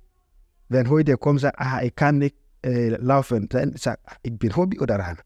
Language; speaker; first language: German; non-native, learner; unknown